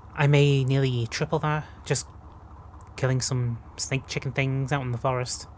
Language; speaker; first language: English; native; English